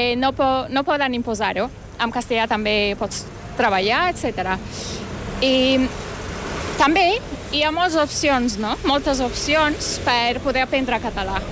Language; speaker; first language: Catalan; non-native, fluent; Turkish